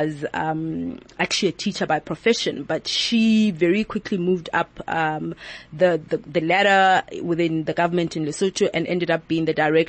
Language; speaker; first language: English; non-native, local second language; Southern Sotho